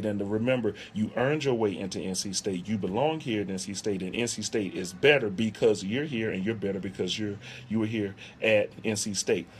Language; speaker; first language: English; native; English